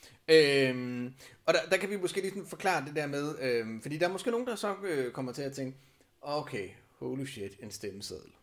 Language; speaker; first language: Danish; native; Danish